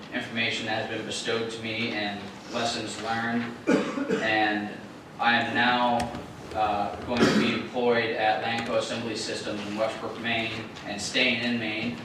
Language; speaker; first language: English; native; English